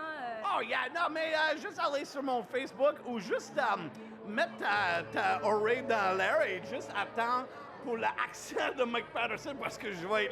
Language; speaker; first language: French; non-native, local second language; English